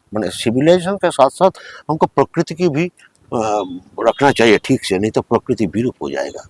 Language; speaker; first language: Hindi; non-native, local second language; Bangla